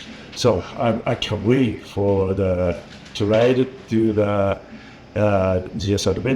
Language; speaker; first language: English; non-native, learner; Japanese